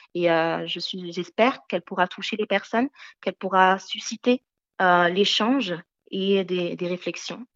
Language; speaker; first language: French; early bilingual, other home language; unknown